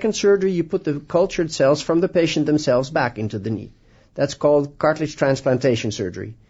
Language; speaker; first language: English; non-native, fluent; Dutch